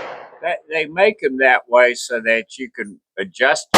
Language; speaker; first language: English; native; English